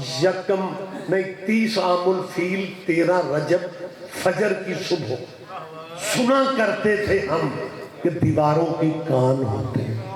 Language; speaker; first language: Urdu; non-native, local second language; Punjabi